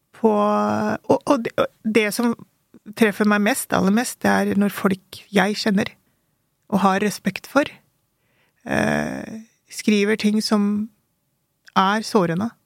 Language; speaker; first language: Norwegian; early bilingual, other home language; Urdu